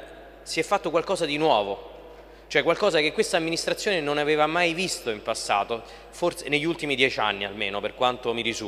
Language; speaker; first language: Italian; native; Italian